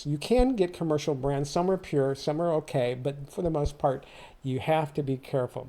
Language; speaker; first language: English; native; English